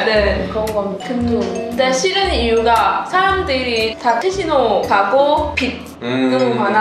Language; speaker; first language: Korean; non-native, learner; Cantonese